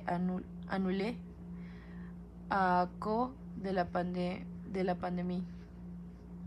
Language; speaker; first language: French; non-native, learner; Spanish